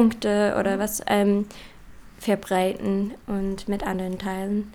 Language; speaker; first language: German; non-native, learner; English